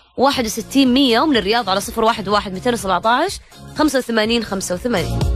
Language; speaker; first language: Arabic; native; Arabic